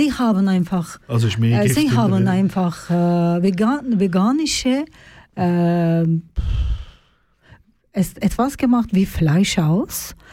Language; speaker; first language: German; non-native, learner; Turkish